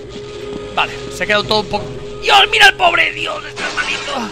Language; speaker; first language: Spanish; native; Spanish